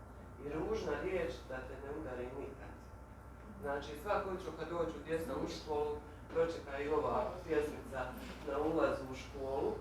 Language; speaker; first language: Bosnian; native; Bosnian